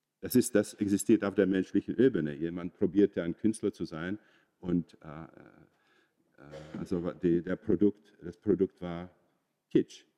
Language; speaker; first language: German; non-native, fluent; Czech